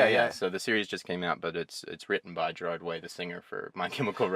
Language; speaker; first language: English; native; English